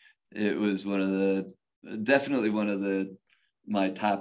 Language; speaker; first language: English; native; English